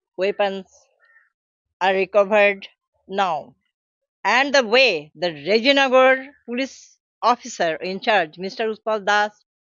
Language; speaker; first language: English; non-native, local second language; Bangla